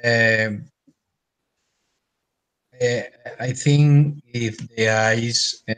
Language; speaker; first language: English; non-native, learner; Spanish